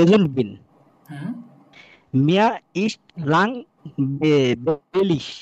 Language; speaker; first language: German; non-native, learner; Bangla